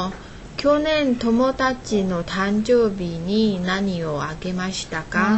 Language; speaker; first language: Japanese; non-native, learner; Chinese